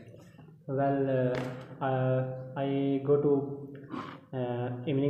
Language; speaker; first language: English; non-native, learner; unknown